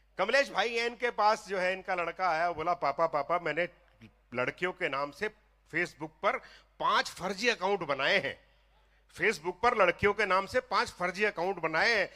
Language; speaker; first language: Hindi; non-native, local second language; Punjabi